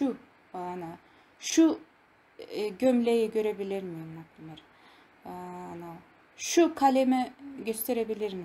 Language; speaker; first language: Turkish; non-native, fluent; Kazakh